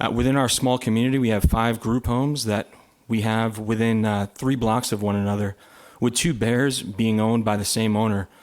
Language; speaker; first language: English; native; English